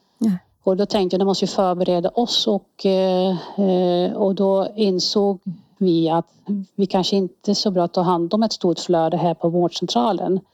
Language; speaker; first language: Swedish; non-native, fluent; Dutch